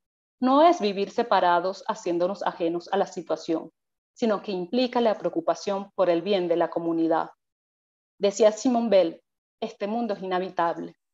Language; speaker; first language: Spanish; native; Spanish